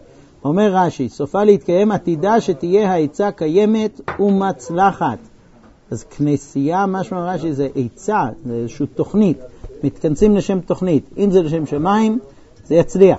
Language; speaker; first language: Hebrew; native; Hebrew